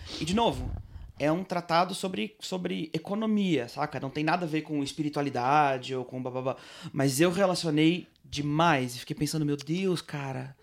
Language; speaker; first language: Portuguese; native; Portuguese